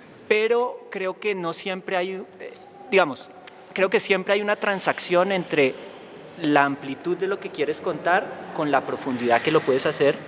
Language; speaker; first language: Spanish; native; Spanish